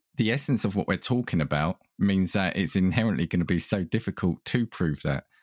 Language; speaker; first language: English; early bilingual, other home language; Italian